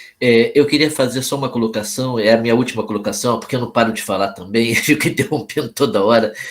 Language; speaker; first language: Portuguese; native; Portuguese